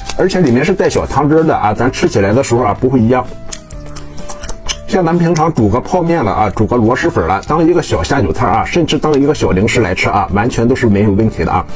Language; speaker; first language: Chinese; native; Chinese